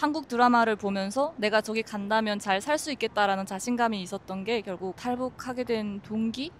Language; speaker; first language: Korean; native; Korean